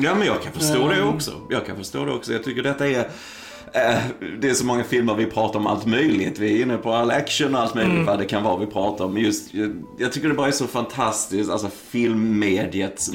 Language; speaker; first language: Swedish; native; Swedish